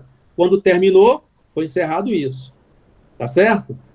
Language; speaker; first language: Portuguese; native; Portuguese